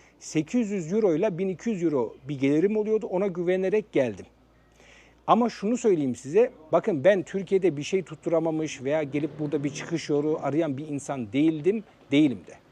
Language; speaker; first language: Turkish; early bilingual, heritage; Turkish